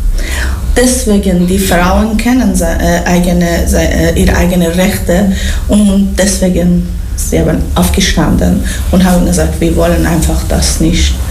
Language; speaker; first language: German; non-native, learner; Persian